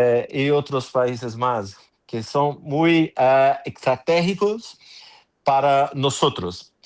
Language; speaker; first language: Spanish; non-native, fluent; Portuguese